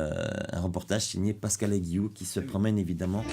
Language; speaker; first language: French; native; French